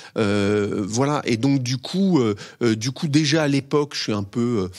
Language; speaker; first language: French; native; French